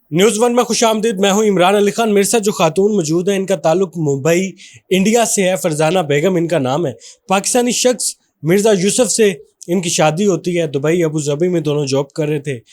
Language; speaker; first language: Urdu; native; Urdu